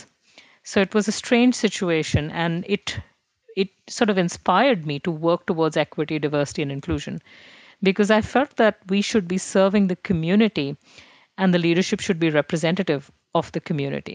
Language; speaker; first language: English; non-native, local second language; Hindi